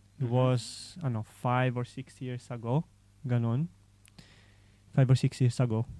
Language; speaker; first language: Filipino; non-native, learner; Italian